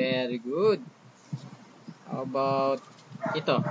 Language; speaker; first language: English; non-native, local second language; Filipino